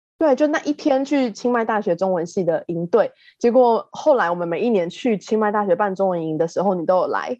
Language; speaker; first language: Chinese; native; Chinese